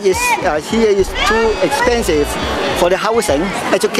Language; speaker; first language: English; non-native, local second language; Cantonese